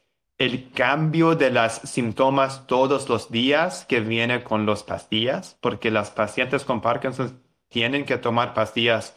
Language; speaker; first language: Spanish; non-native, fluent; English